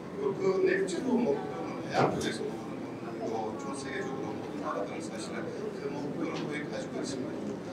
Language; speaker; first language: Korean; non-native, fluent; Turkish